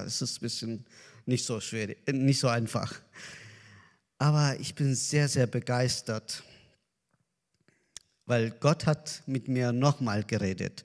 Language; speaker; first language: German; non-native, learner; Azerbaijani